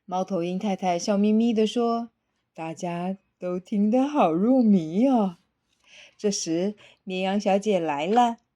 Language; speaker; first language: Chinese; native; Chinese